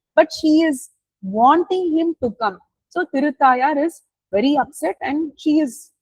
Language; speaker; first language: English; non-native, local second language; Tamil